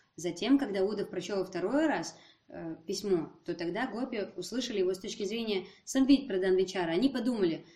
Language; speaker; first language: Russian; native; Russian